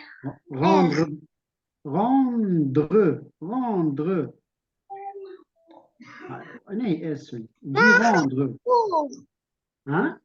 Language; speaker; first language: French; non-native, local second language; Arabic